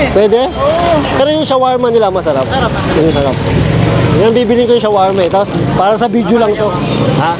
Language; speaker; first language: Filipino; native; Filipino